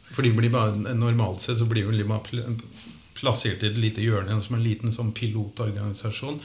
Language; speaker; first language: Norwegian; native; Norwegian